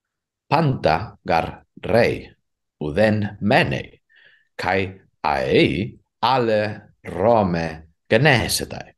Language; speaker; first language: Greek; non-native, fluent; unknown